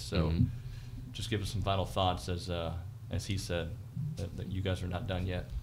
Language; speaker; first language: English; native; English